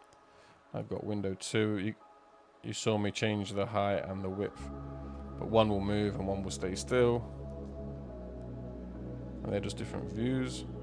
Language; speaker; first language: English; native; English